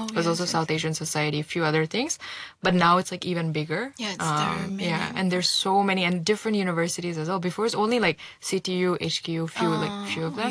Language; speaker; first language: English; non-native, local second language; Bangla